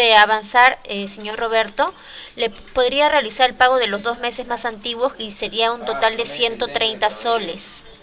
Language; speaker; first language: Spanish; native; Spanish